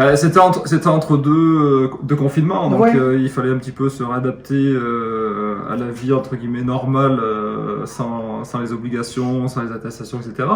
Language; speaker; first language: French; native; French